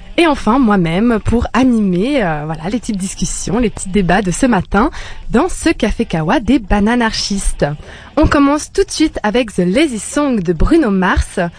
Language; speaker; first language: French; early bilingual, other home language; Italian